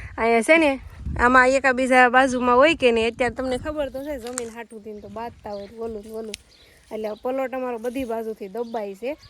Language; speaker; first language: Gujarati; native; Gujarati